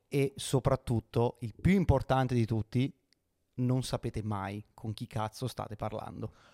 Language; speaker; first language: Italian; native; Italian